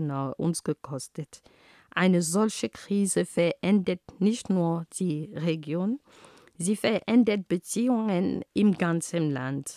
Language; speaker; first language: German; non-native, fluent; Ghomala